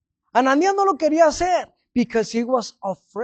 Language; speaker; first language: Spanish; early bilingual, heritage; Spanish